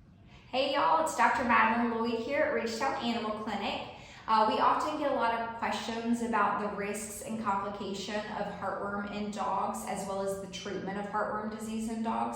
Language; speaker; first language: English; native; English